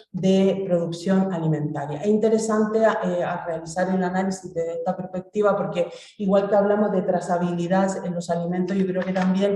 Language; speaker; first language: Spanish; native; Spanish